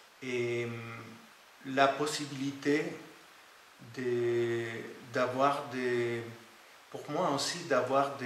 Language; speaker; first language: French; non-native, fluent; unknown